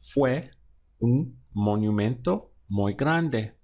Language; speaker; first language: Spanish; non-native, fluent; English